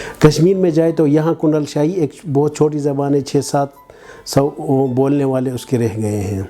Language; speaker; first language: Urdu; non-native, local second language; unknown